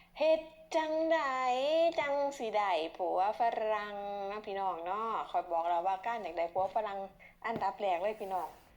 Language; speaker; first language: Thai; native; Thai